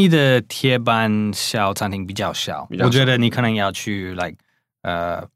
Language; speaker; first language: Chinese; non-native, fluent; English